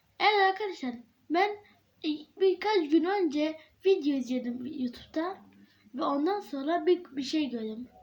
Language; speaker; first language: Turkish; early bilingual, heritage; Turkish